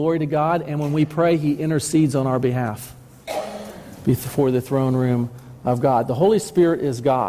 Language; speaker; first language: English; native; English